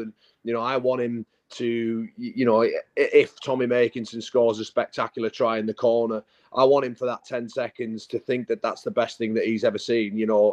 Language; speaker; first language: English; native; English